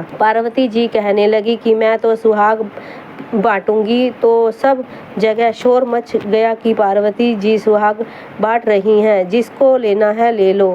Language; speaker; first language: Hindi; native; Hindi